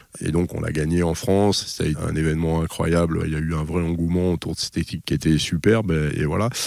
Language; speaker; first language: French; native; French